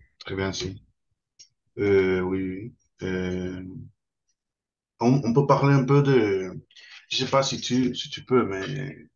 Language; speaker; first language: French; non-native, fluent; Spanish